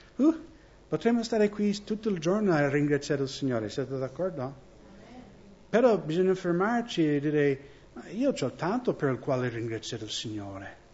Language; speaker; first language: Italian; non-native, fluent; English